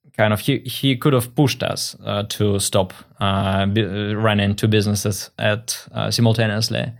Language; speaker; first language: English; non-native, fluent; Russian